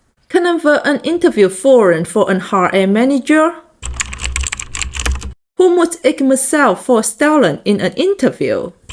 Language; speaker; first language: Dutch; non-native, learner; Chinese